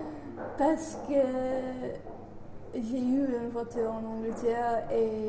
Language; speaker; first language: French; non-native, learner; English